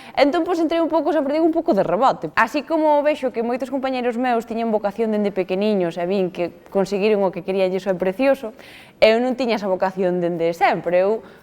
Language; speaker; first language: Galician; native; Galician